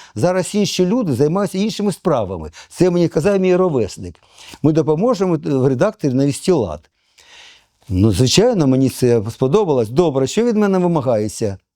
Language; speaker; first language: Ukrainian; non-native, local second language; Russian